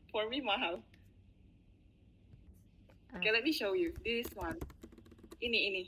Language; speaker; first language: English; non-native, fluent; Indonesian